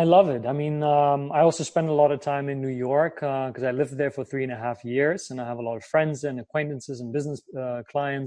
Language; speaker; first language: English; non-native, fluent; German